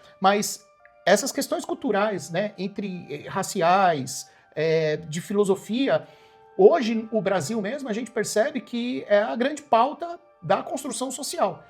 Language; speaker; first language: Portuguese; native; Portuguese